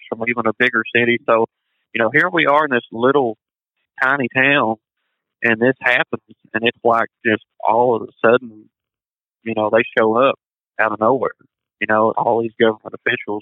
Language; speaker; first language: English; native; English